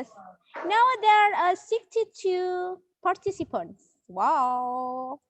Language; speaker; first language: English; non-native, learner; Indonesian